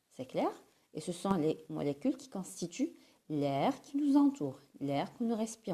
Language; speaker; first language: French; non-native, local second language; Arabic